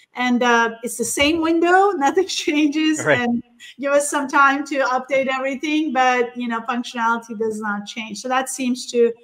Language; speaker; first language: English; non-native, fluent; Turkish